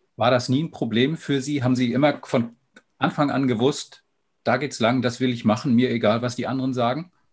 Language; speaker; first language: German; native; German